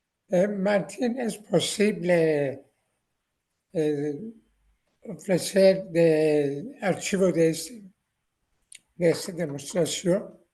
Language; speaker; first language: Spanish; non-native, fluent; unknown